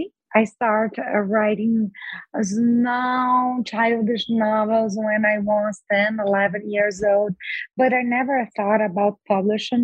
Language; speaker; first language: English; non-native, fluent; Portuguese